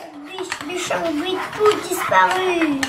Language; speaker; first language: French; non-native, learner; Vietnamese